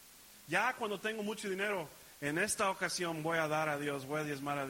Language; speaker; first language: Spanish; early bilingual, heritage; Spanish